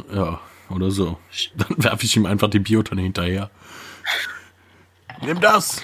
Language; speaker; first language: German; native; German